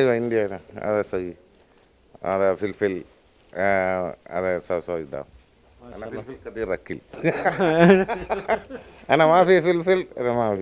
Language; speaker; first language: Arabic; non-native, learner; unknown